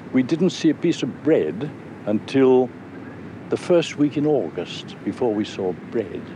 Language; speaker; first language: English; native; English